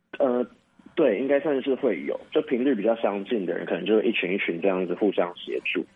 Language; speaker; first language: Chinese; native; Chinese